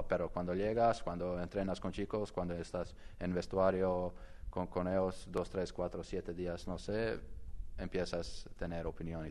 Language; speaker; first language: Spanish; non-native, learner; Croatian